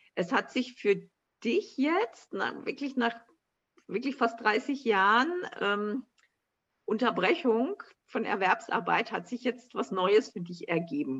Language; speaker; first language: German; native; German